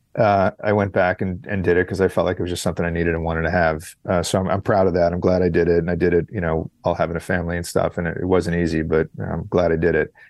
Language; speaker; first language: English; native; English